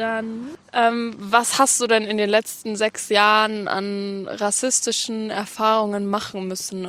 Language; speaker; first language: German; native; German